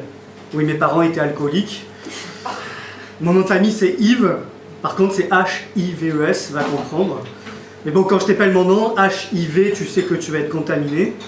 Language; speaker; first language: French; native; French